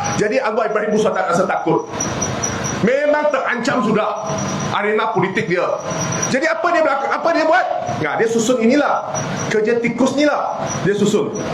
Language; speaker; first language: Malay; non-native, local second language; Chinese